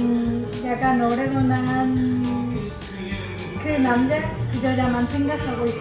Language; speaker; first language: Korean; non-native, learner; Spanish